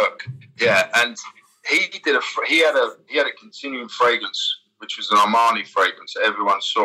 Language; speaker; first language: English; native; English